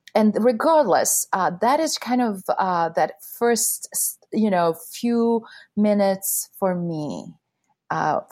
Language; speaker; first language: English; non-native, fluent; Bosnian